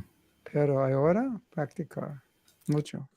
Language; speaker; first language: Spanish; non-native, learner; English